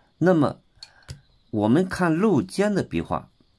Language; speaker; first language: Chinese; native; Chinese